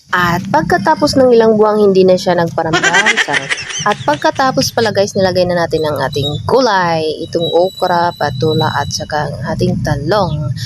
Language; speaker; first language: Filipino; non-native, local second language; Cebuano